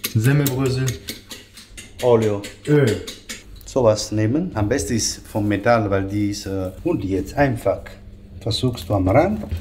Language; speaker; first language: German; non-native, learner; Italian